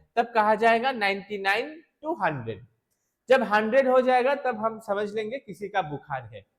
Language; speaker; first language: Hindi; non-native, local second language; Bangla